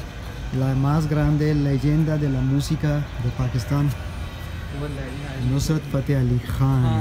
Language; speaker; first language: Spanish; non-native, fluent; Urdu